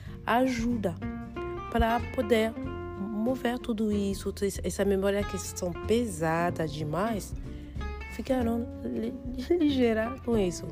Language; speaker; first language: Portuguese; non-native, fluent; French